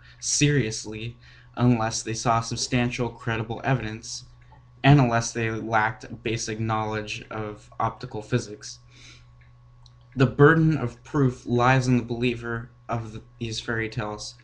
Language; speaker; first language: English; native; English